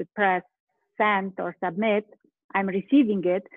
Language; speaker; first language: English; non-native, fluent; Polish